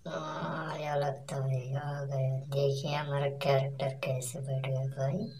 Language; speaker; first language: Hindi; non-native, local second language; Marathi